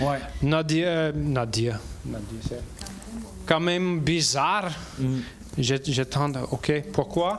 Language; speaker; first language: French; non-native, learner; English